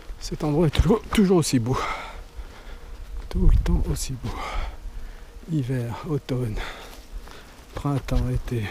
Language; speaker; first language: French; native; French